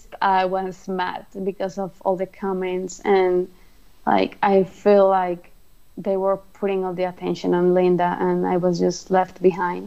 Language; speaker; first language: English; non-native, fluent; Spanish